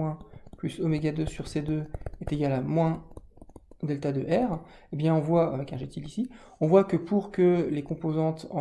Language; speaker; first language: French; native; French